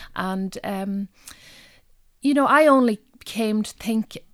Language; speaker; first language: English; non-native, local second language; Irish